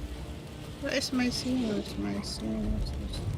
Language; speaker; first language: English; non-native, learner; Filipino